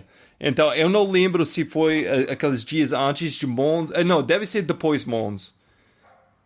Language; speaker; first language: Portuguese; non-native, fluent; English